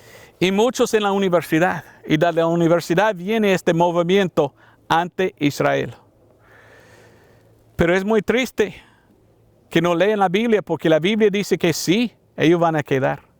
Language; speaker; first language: Spanish; non-native, learner; English